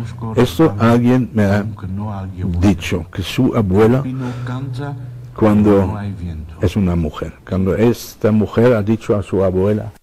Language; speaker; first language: Spanish; non-native, fluent; Dutch